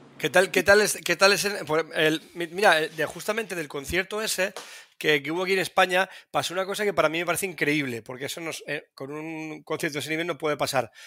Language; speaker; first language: Spanish; native; Spanish